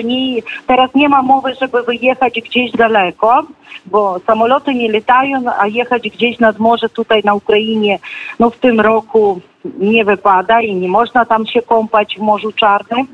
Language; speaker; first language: Polish; non-native, fluent; Ukrainian